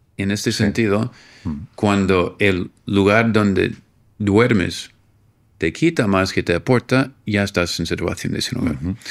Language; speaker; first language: Spanish; non-native, fluent; English